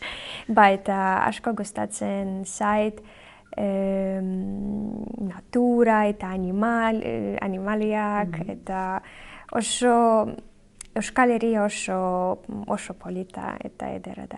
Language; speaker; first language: Basque; non-native, learner; Belarusian